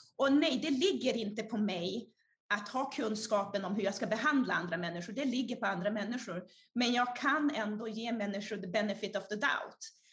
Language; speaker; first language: Swedish; early bilingual, other home language; Portuguese